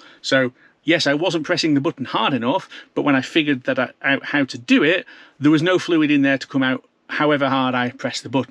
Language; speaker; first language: English; native; English